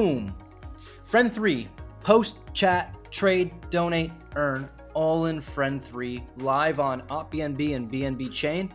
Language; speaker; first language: English; native; English